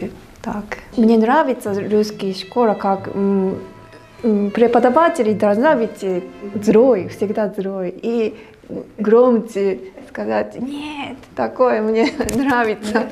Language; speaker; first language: Russian; non-native, learner; Japanese